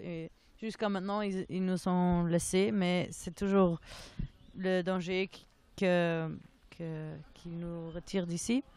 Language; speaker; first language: French; non-native, fluent; German